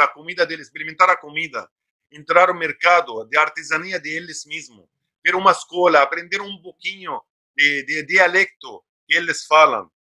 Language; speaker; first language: Portuguese; non-native, fluent; Arabic